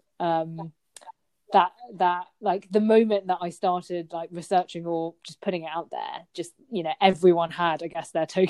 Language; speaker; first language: English; native; English